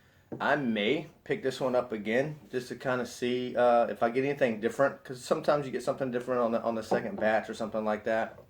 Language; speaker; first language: English; native; English